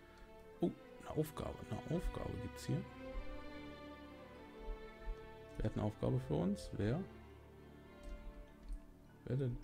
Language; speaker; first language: German; native; German